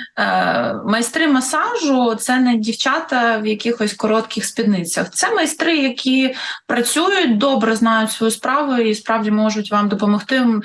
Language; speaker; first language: Ukrainian; non-native, local second language; Russian